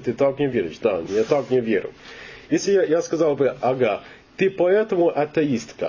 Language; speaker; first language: Russian; non-native, learner; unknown